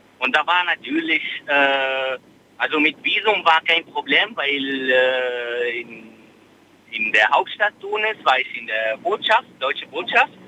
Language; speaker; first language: German; non-native, fluent; Arabic